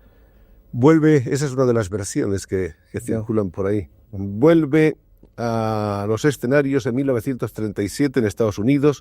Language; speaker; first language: Spanish; native; Spanish